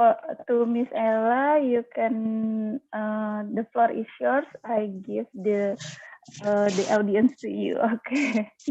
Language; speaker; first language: English; non-native, learner; Indonesian